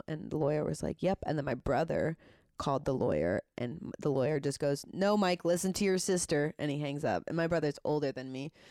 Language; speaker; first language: English; native; English